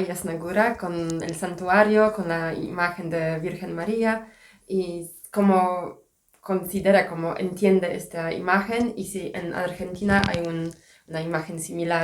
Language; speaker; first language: Spanish; non-native, fluent; Polish